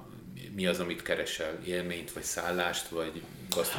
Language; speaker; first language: Hungarian; native; Hungarian